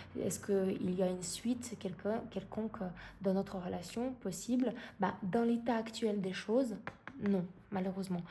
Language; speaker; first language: French; non-native, fluent; Russian